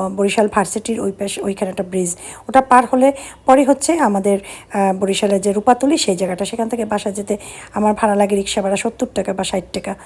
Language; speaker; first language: Bangla; early bilingual, heritage; Bangla